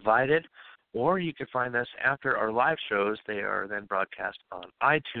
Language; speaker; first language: English; native; English